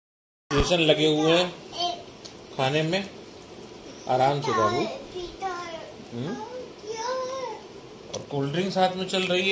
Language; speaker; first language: Hindi; native; Hindi